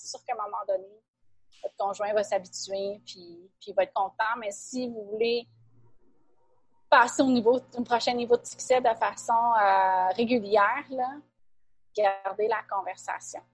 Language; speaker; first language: French; native; French